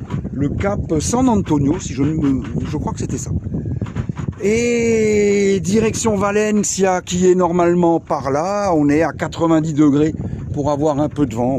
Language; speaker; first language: French; native; French